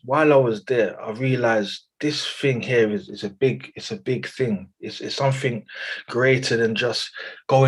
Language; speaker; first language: English; native; English